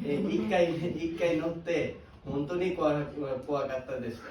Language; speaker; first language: Japanese; non-native, learner; Bangla